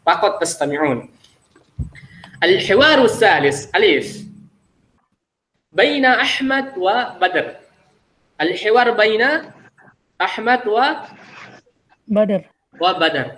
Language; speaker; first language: Arabic; non-native, fluent; Indonesian